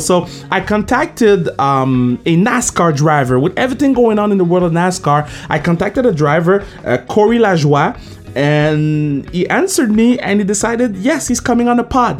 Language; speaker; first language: English; non-native, fluent; French